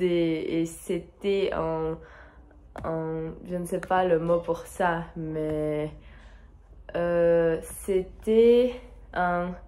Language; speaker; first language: French; non-native, fluent; Portuguese